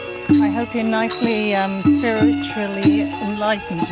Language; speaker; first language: English; native; English